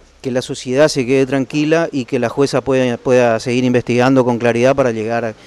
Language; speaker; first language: Spanish; native; Spanish